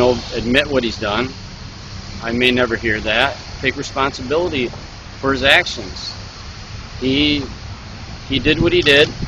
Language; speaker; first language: English; native; English